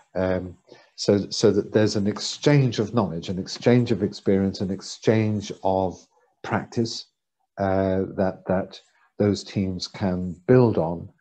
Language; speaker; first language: English; native; English